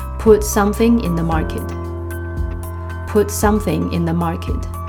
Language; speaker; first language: English; non-native, fluent; Chinese